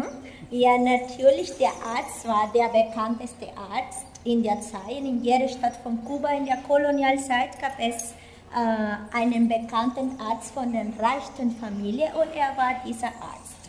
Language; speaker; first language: German; non-native, fluent; Spanish